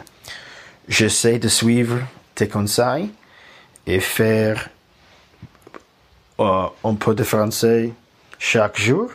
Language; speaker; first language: French; non-native, learner; Russian